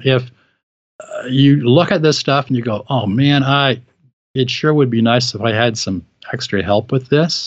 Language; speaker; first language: English; native; English